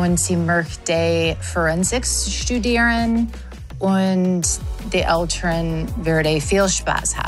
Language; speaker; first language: German; non-native, learner; English